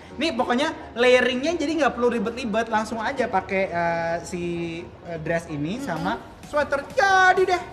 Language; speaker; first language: Indonesian; native; Indonesian